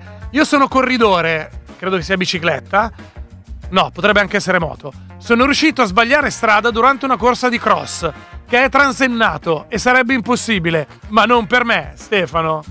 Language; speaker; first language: Italian; native; Italian